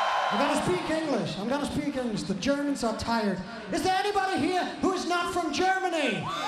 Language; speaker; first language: English; non-native, fluent; German